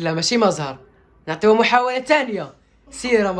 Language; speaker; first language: Arabic; native; Arabic